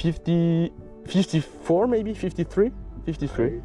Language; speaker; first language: English; non-native, learner; French